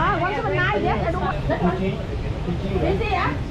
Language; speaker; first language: English; non-native, learner; Vietnamese